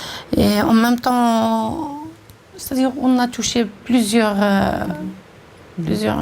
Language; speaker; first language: French; non-native, local second language; Arabic